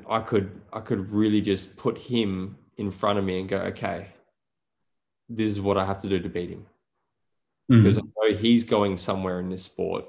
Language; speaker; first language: English; native; English